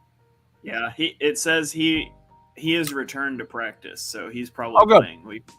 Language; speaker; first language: English; native; English